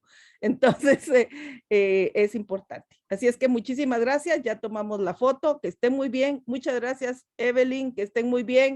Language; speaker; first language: Spanish; native; Spanish